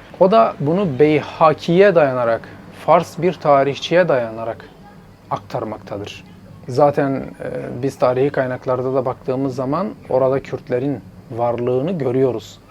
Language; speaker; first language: Turkish; non-native, local second language; Zaza